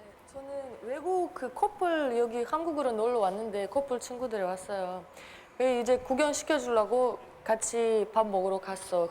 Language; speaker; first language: Korean; non-native, fluent; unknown